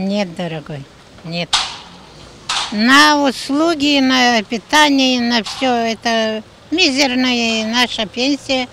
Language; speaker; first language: Russian; non-native, local second language; Romanian